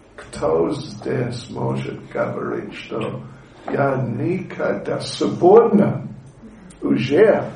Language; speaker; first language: Russian; non-native, learner; English